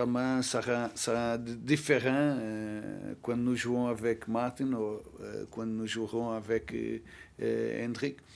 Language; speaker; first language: French; non-native, fluent; Portuguese